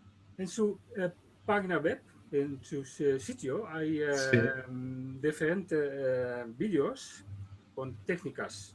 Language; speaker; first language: Spanish; non-native, learner; Dutch